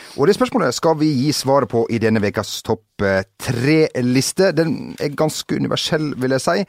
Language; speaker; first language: Norwegian; native; Norwegian